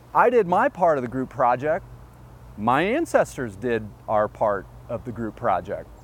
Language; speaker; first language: English; early bilingual, other home language; Dutch